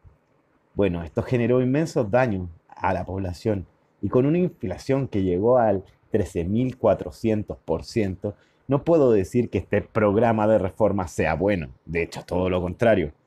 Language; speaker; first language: Spanish; native; Spanish